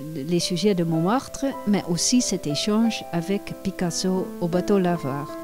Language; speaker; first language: French; non-native, fluent; Dutch